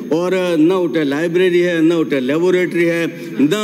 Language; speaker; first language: Hindi; native; Hindi